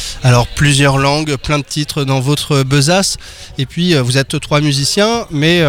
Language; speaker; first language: French; native; French